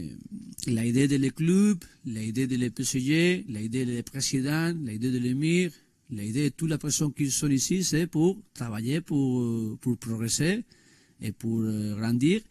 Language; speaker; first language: French; non-native, learner; Spanish